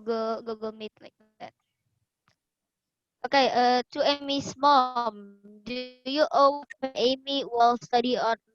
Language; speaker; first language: English; non-native, learner; Indonesian